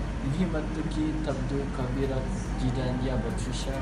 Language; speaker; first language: Arabic; non-native, learner; Malay